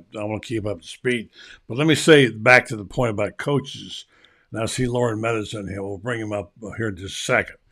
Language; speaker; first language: English; native; English